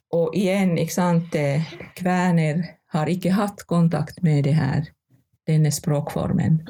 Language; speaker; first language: Norwegian; non-native, fluent; Finnish